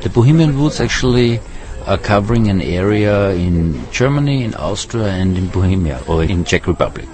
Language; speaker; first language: English; non-native, fluent; German